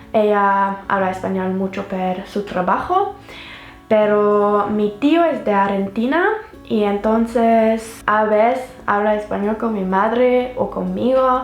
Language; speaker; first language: Spanish; non-native, learner; French